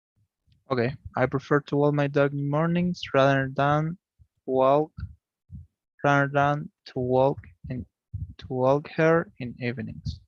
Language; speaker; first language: English; non-native, learner; Spanish